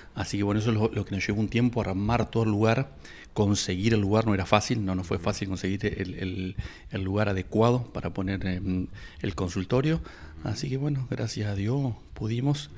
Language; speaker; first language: Spanish; native; Spanish